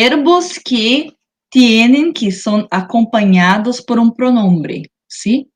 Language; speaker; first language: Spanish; non-native, learner; Portuguese